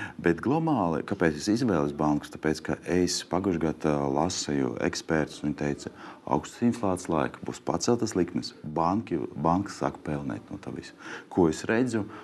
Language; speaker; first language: Latvian; non-native, local second language; Russian